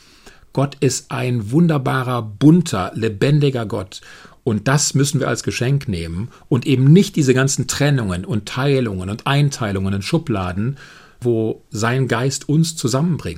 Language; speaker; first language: German; native; German